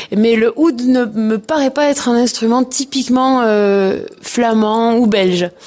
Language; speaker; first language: French; native; French